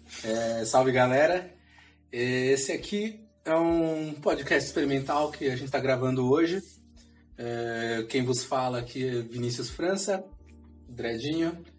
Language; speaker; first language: Portuguese; native; Portuguese